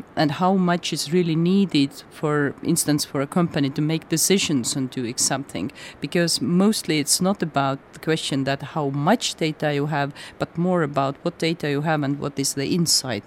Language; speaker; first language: English; non-native, fluent; Estonian